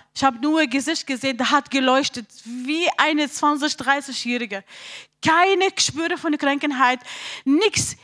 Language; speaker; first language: German; non-native, learner; Arabic